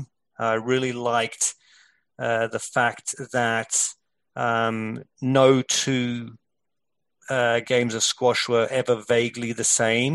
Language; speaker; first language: English; native; English